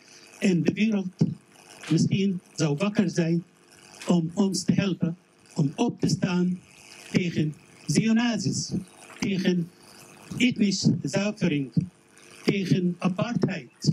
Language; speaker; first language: Dutch; non-native, learner; Arabic